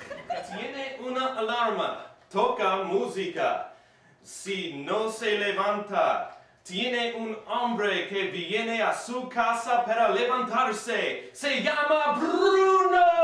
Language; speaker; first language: Spanish; non-native, learner; English